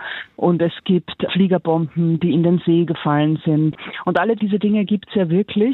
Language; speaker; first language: German; native; German